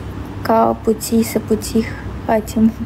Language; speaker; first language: Indonesian; non-native, fluent; Russian